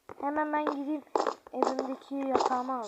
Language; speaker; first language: Turkish; native; Turkish